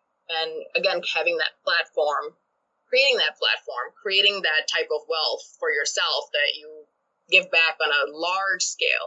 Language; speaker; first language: English; non-native, local second language; Urdu